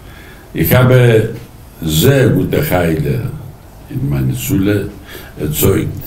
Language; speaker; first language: German; non-native, fluent; Greek